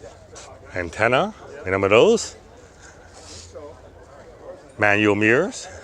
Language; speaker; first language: English; native; English